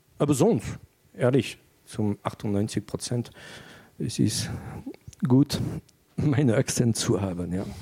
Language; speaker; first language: German; non-native, fluent; French